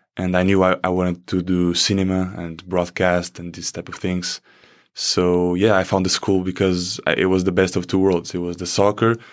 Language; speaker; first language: English; non-native, fluent; Portuguese